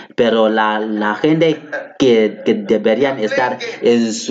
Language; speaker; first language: Spanish; non-native, fluent; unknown